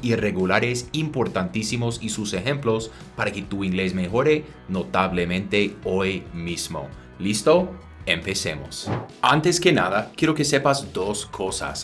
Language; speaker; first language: Spanish; non-native, fluent; English